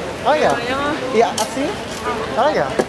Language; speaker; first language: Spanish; non-native, learner; German